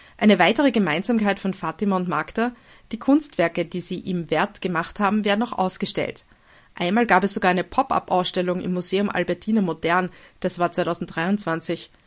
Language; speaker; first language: German; native; German